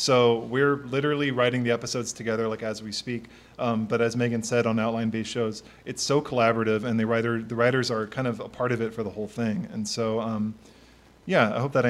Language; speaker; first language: English; native; English